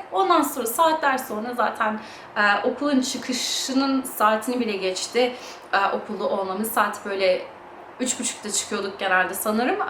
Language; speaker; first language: Turkish; early bilingual, heritage; English